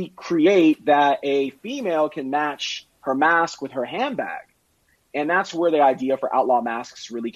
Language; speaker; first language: English; native; English